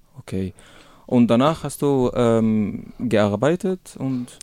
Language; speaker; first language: German; non-native, learner; Arabic